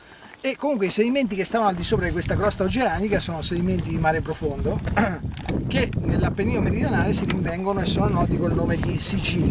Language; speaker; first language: Italian; native; Italian